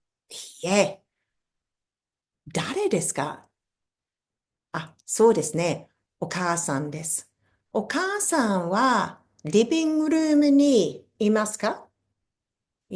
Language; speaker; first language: Japanese; non-native, fluent; English